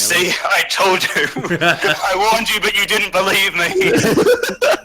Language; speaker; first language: English; native; English